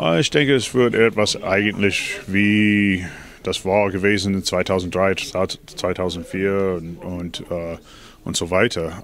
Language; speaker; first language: German; non-native, learner; English